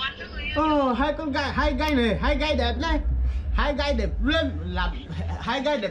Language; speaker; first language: Vietnamese; non-native, learner; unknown